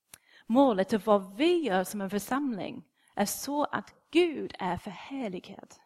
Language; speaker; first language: Swedish; non-native, fluent; English